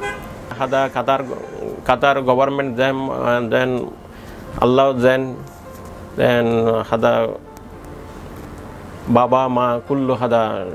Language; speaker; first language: Arabic; non-native, learner; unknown